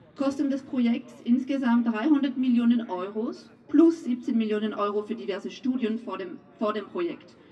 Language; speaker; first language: German; non-native, fluent; French